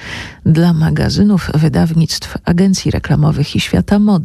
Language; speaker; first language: Polish; native; Polish